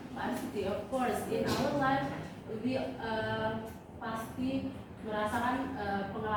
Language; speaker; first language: English; non-native, learner; Indonesian